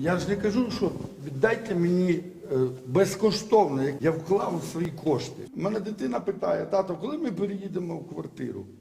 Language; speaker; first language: Ukrainian; native; Ukrainian